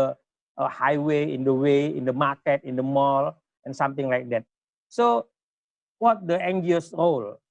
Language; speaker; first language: English; non-native, local second language; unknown